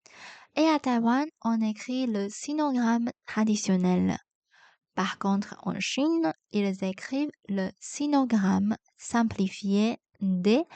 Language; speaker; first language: French; non-native, fluent; Chinese